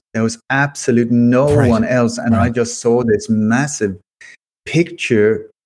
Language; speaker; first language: English; early bilingual, other home language; Swedish